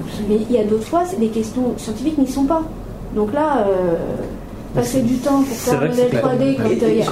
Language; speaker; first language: French; native; French